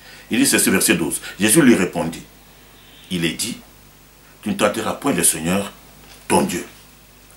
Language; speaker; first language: French; non-native, local second language; Lingala